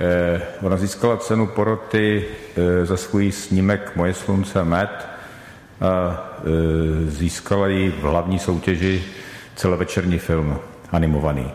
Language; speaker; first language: Czech; native; Czech